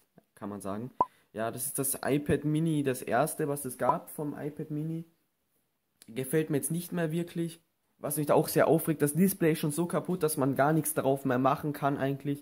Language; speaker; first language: German; native; German